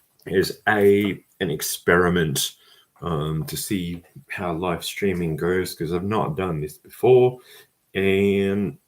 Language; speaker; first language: English; native; English